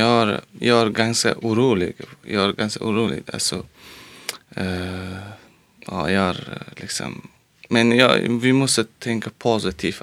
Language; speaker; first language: Swedish; non-native, learner; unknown